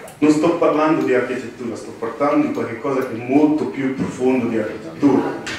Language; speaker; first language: Italian; early bilingual, heritage; English